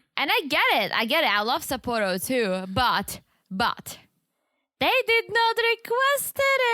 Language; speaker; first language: English; native; English